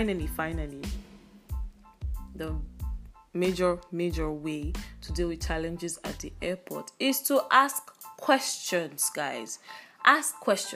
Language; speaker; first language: English; non-native, local second language; Yoruba